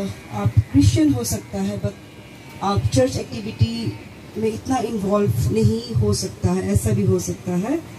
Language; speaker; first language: Hindi; non-native, local second language; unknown